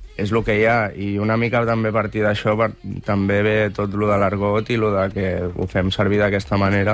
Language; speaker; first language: Catalan; native; Catalan